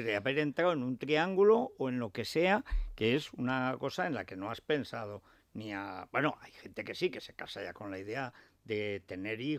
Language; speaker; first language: Spanish; native; Spanish